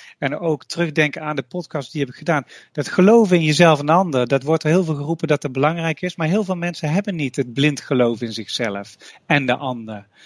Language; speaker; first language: Dutch; native; Dutch